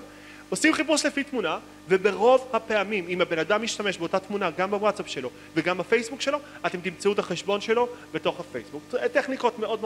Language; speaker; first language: Hebrew; native; Hebrew